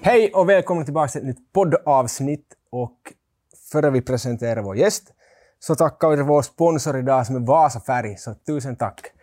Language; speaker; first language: Swedish; native; Swedish